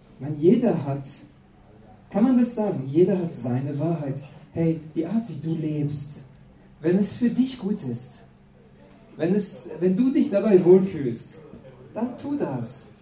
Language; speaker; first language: German; non-native, fluent; French